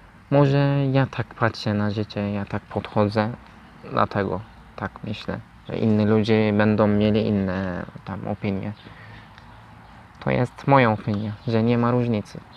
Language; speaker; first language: Polish; non-native, learner; Turkish